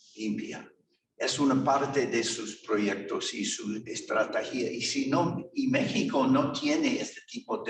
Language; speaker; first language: Spanish; non-native, fluent; English